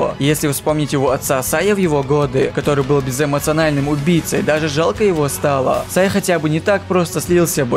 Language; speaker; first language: Russian; native; Russian